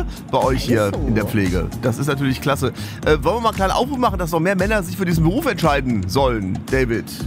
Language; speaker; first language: German; native; German